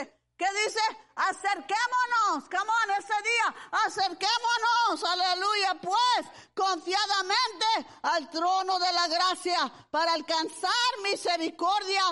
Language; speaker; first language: Spanish; early bilingual, heritage; Spanish